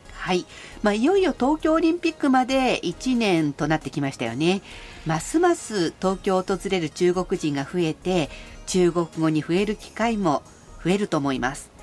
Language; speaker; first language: Japanese; native; Japanese